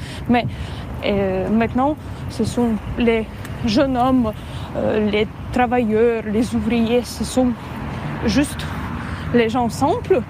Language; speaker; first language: French; non-native, fluent; Russian